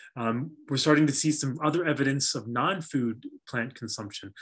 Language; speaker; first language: English; native; English